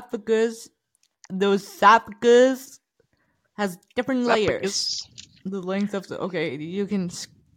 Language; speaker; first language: English; non-native, fluent; Icelandic